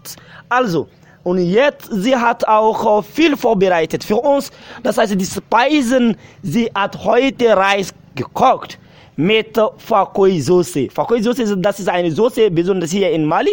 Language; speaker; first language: German; non-native, learner; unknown